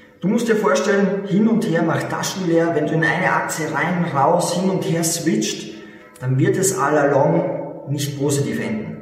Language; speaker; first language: German; native; German